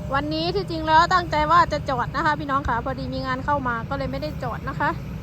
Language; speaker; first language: Thai; non-native, local second language; Northeastern Thai